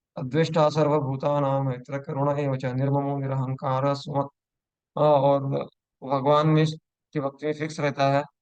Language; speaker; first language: Hindi; non-native, local second language; Marathi